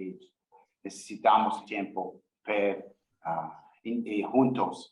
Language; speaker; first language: Spanish; non-native, learner; English